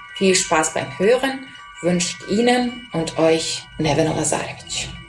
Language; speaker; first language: German; non-native, fluent; Serbian